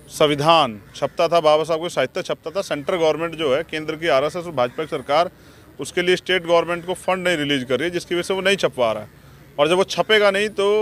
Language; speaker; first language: Hindi; native; Hindi